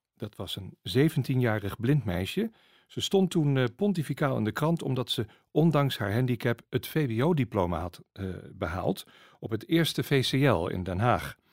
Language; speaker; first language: Dutch; native; Dutch